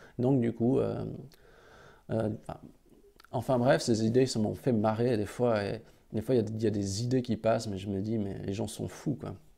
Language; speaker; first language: French; native; French